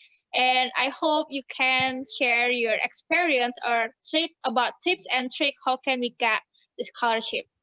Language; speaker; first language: English; non-native, learner; Indonesian